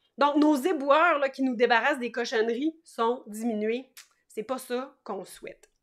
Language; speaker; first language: French; native; French